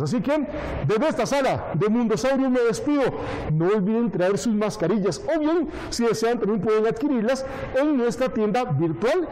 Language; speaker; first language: Spanish; native; Spanish